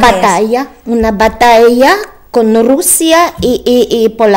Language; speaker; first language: Spanish; non-native, learner; Polish